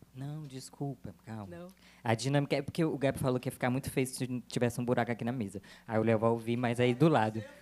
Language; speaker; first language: Portuguese; native; Portuguese